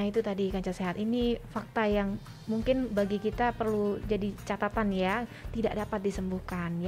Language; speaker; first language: Indonesian; native; Indonesian